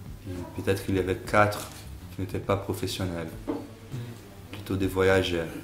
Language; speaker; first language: French; non-native, fluent; Portuguese